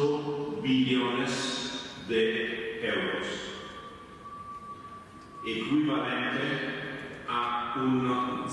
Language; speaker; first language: Spanish; non-native, fluent; Italian